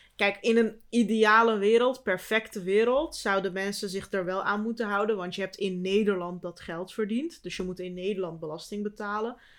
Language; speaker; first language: Dutch; early bilingual, other home language; Turkish